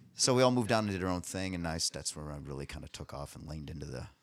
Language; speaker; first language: English; native; English